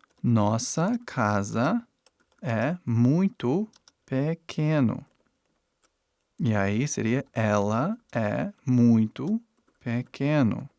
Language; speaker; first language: Portuguese; non-native, fluent; English